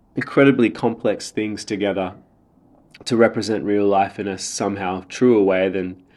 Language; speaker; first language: English; native; English